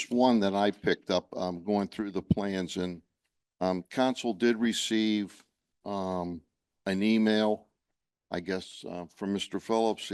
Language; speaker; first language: English; native; English